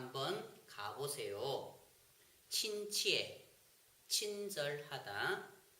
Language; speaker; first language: Korean; non-native, fluent; Chinese